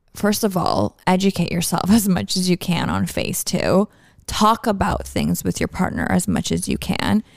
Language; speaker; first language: English; native; English